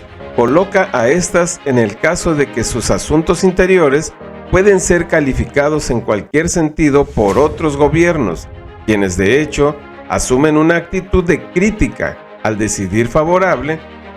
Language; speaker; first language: Spanish; native; Spanish